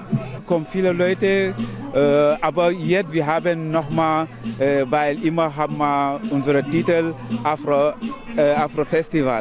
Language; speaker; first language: German; non-native, learner; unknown